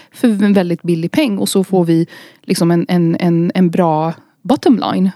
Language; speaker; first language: Swedish; early bilingual, other home language; Arabic